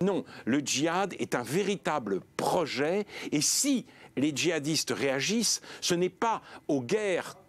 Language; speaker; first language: French; native; French